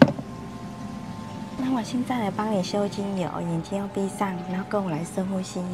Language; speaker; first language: Chinese; non-native, fluent; Vietnamese